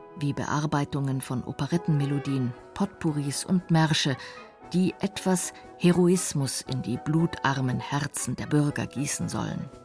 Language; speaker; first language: German; native; German